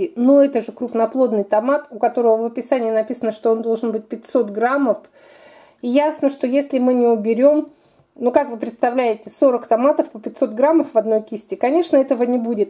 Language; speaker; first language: Russian; native; Russian